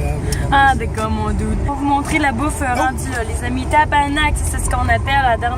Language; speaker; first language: French; native; French